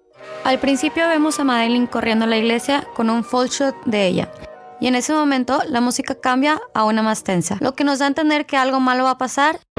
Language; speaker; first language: Spanish; native; Spanish